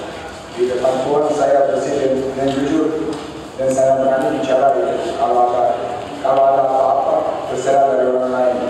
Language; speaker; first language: Indonesian; non-native, fluent; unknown